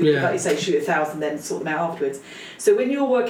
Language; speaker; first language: English; native; English